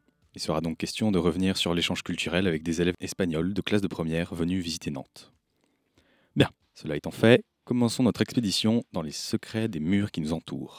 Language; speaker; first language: French; native; French